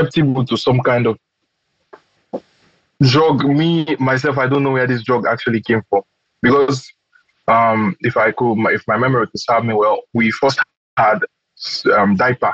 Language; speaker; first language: English; non-native, local second language; Krio